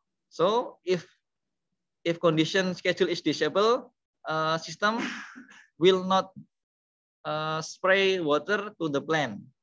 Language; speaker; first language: English; non-native, learner; Indonesian